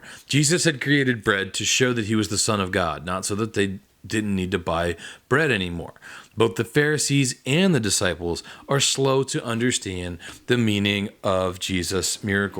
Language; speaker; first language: English; native; English